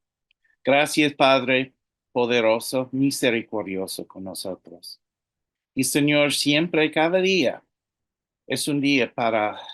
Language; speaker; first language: Spanish; non-native, fluent; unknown